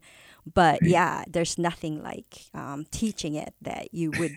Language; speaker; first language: English; non-native, local second language; Filipino